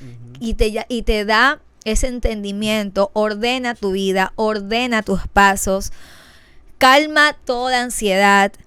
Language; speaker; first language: Spanish; native; Spanish